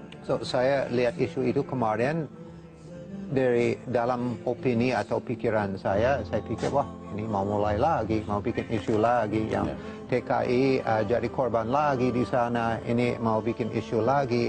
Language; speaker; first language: Indonesian; non-native, fluent; English